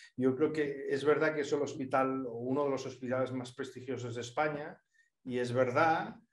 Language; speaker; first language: Spanish; native; Spanish